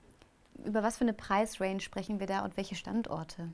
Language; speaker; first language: German; native; German